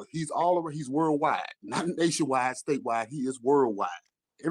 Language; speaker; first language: English; native; English